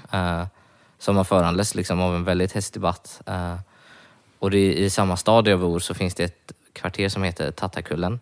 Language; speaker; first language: Swedish; native; Swedish